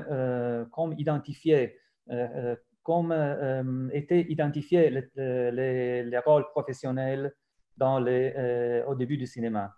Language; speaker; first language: French; non-native, fluent; Italian